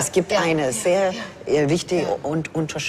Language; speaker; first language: German; non-native, fluent; English